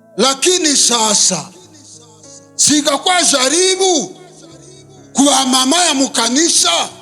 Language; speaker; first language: Swahili; non-native, local second language; Kinyarwanda